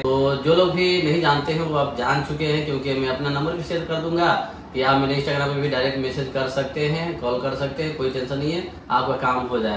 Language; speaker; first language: Hindi; native; Hindi